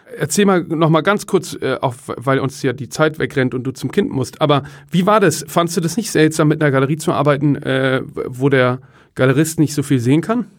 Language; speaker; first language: German; native; German